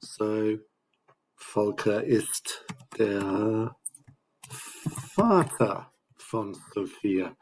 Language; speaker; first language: German; non-native, fluent; English